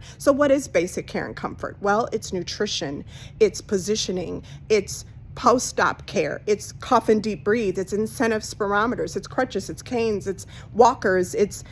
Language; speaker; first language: English; native; English